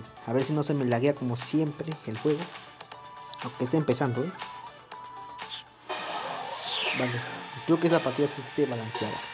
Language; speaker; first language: Spanish; native; Spanish